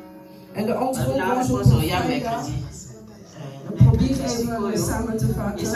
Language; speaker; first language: Dutch; non-native, fluent; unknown